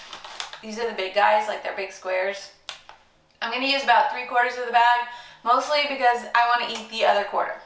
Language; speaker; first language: English; native; English